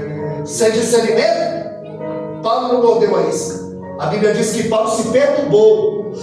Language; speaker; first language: Portuguese; native; Portuguese